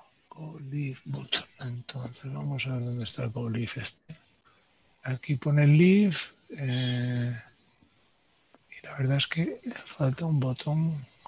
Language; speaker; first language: Spanish; native; Spanish